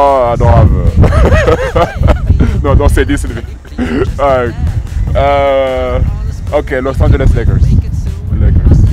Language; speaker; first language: English; non-native, fluent; French